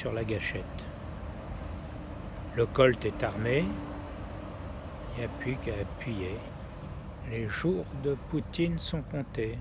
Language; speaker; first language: French; native; French